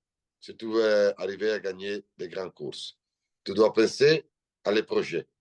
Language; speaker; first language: French; non-native, learner; Italian